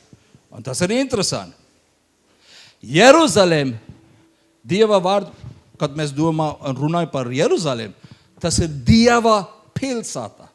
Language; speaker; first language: Latvian; non-native, learner; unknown